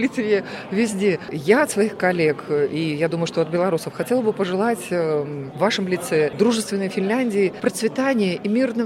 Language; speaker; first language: Russian; native; Russian